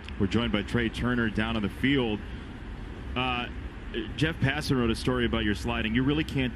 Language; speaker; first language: English; native; English